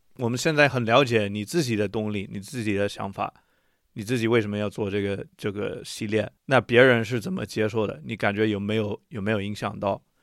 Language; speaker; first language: Chinese; non-native, fluent; English